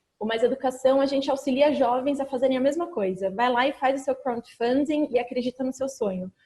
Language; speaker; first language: Portuguese; native; Portuguese